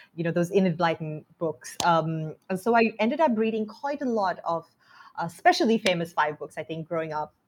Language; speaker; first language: English; non-native, local second language; Sinhala